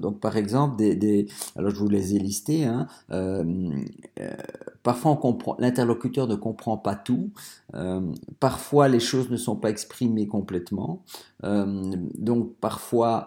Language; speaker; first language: French; native; French